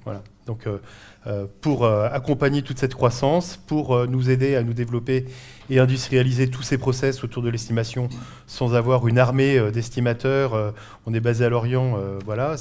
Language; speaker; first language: French; native; French